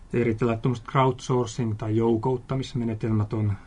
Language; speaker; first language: Finnish; native; Finnish